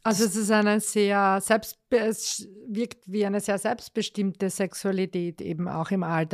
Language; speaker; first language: German; native; German